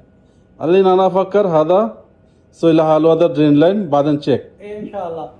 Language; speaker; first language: Arabic; non-native, learner; Bangla